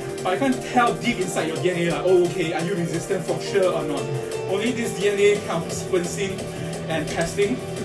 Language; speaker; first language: English; non-native, local second language; Chinese